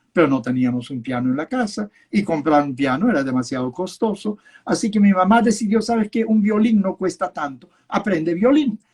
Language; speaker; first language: Spanish; early bilingual, other home language; Yiddish